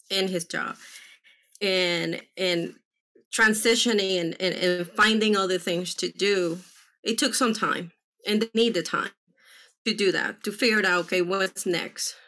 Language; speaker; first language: English; early bilingual, other home language; Spanish